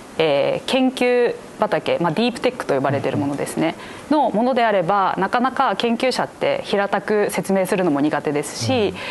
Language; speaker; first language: Japanese; native; Japanese